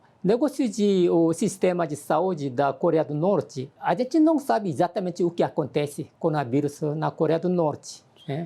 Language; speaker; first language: Portuguese; non-native, fluent; Korean